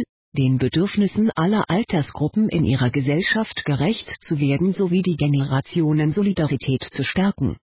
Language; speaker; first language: German; native; German